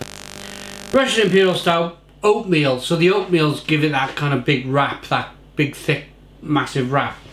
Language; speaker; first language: English; native; English